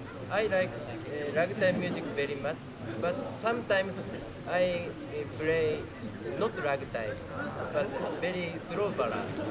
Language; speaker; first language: English; non-native, learner; Japanese